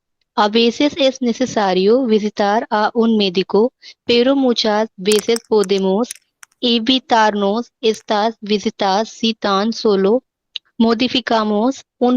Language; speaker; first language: Spanish; non-native, learner; Hindi